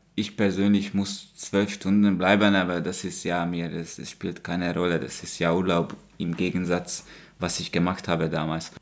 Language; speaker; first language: German; non-native, fluent; Hungarian